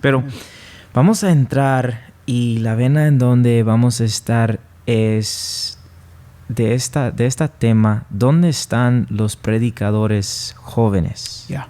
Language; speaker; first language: Spanish; non-native, fluent; English